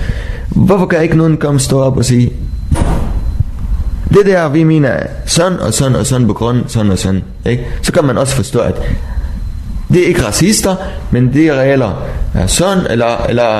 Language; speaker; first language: Danish; non-native, learner; Arabic